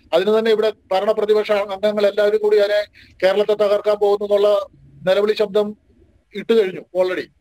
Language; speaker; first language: Malayalam; native; Malayalam